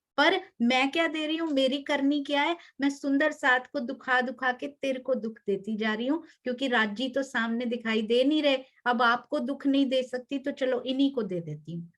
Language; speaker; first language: Hindi; native; Hindi